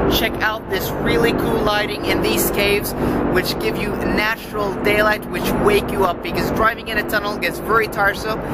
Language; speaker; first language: English; non-native, fluent; Norwegian